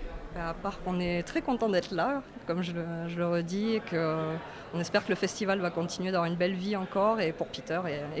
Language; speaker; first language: French; native; French